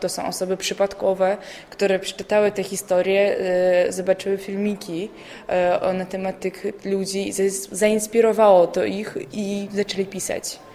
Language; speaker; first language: Polish; non-native, fluent; Belarusian